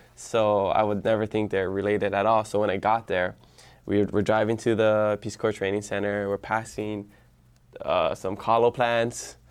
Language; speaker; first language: English; early bilingual, other home language; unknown